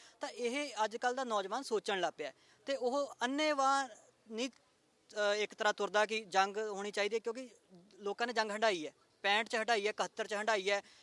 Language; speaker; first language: Punjabi; native; Punjabi